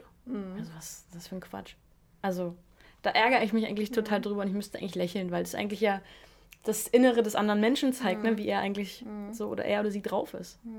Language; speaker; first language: German; native; German